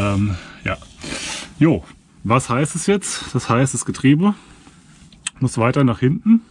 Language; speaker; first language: German; native; German